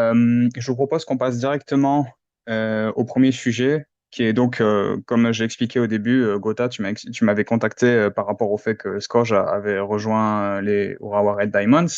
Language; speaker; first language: French; native; French